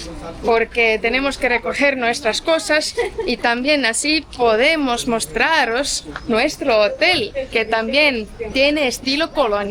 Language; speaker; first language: Spanish; non-native, fluent; Estonian